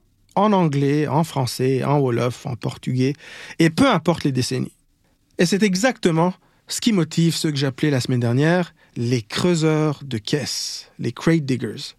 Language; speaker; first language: French; native; French